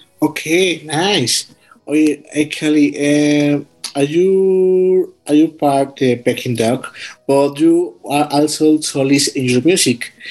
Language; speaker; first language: English; non-native, learner; Spanish